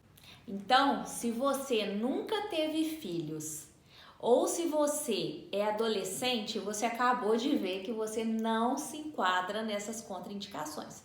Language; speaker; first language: Portuguese; native; Portuguese